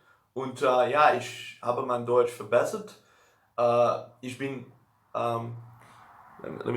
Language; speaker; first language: German; non-native, learner; Dutch